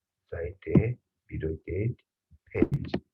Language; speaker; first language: German; non-native, fluent; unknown